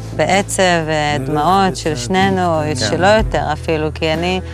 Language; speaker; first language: Hebrew; native; Hebrew